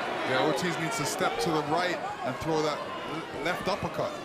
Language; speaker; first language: English; native; English